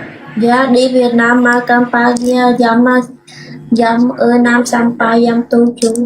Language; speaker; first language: Indonesian; non-native, learner; Vietnamese